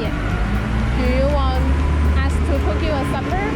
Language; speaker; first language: English; non-native, fluent; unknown